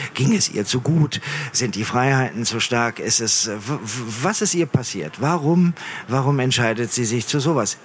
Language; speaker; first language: German; early bilingual, other home language; Arabic